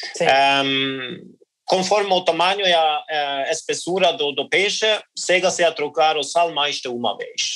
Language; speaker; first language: Portuguese; non-native, learner; Norwegian